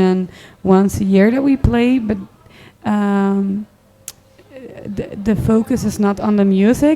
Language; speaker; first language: English; non-native, fluent; Dutch